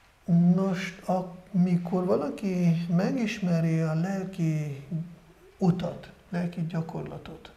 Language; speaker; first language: Hungarian; non-native, fluent; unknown